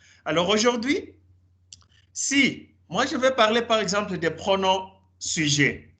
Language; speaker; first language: French; non-native, fluent; Spanish